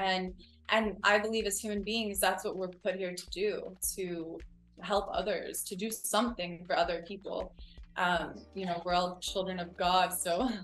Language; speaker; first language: English; early bilingual, other home language; Spanish